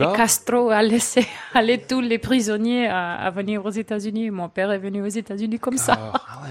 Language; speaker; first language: French; non-native, fluent; English